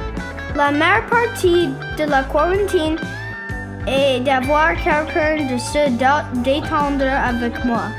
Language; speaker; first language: French; non-native, learner; English